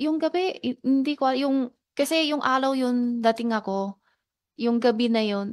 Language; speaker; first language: Filipino; non-native, learner; Chinese